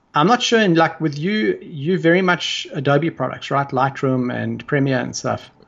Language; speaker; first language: English; native; English